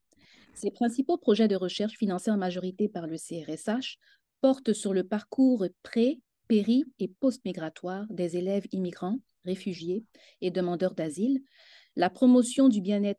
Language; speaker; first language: French; native; French